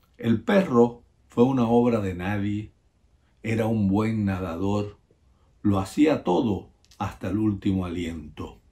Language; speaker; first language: Spanish; native; Spanish